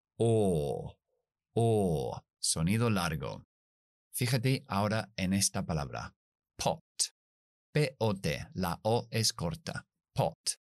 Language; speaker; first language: Spanish; non-native, fluent; English